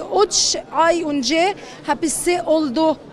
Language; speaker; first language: Turkish; non-native, learner; Arabic